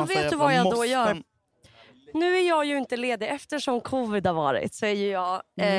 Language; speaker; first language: Swedish; native; Swedish